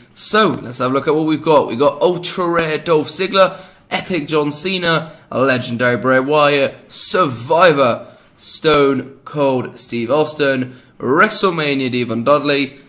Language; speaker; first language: English; native; English